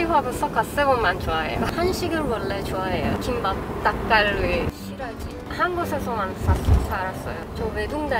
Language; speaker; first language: Korean; non-native, learner; Persian